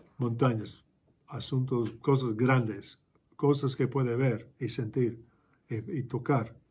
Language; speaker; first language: Spanish; non-native, fluent; English